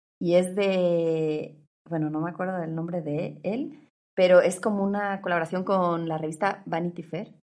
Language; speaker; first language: Spanish; native; Spanish